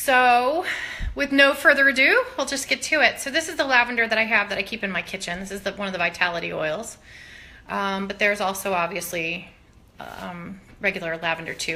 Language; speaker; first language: English; native; English